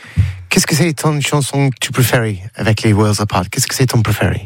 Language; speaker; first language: French; non-native, learner; English